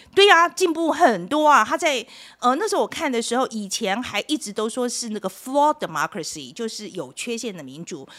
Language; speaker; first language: Chinese; native; Chinese